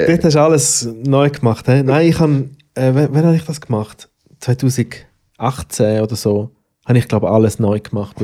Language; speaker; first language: German; native; German